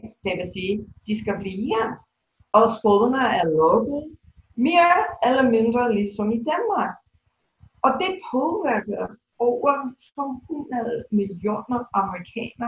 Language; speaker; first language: Danish; non-native, fluent; English